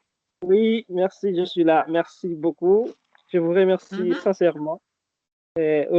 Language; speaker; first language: French; non-native, local second language; Arabic